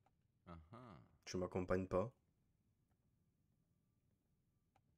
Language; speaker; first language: French; native; French